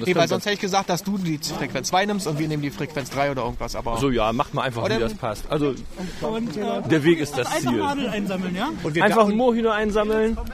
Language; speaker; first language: German; native; German